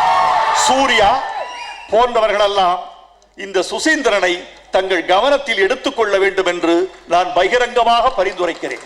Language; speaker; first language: Tamil; native; Tamil